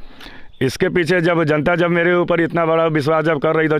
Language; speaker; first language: Hindi; native; Hindi